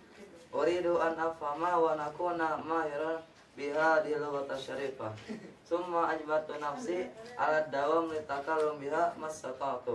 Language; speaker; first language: Arabic; non-native, learner; Indonesian